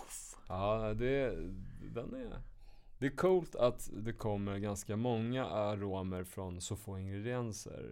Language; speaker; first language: Swedish; native; Swedish